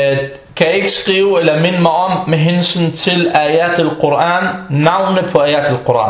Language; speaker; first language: Danish; non-native, fluent; Arabic